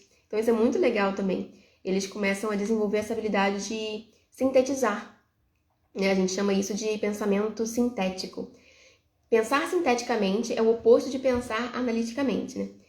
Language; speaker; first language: Portuguese; native; Portuguese